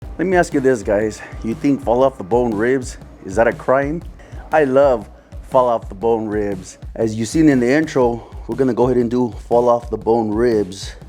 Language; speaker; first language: English; native; English